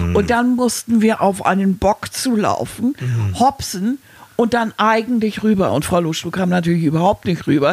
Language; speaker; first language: German; native; German